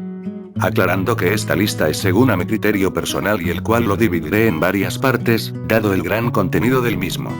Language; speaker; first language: Spanish; native; Spanish